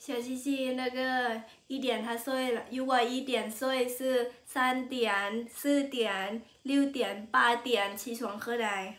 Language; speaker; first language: Chinese; non-native, learner; Lao